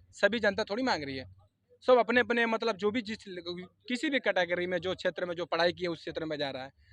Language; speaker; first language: Hindi; non-native, local second language; Assamese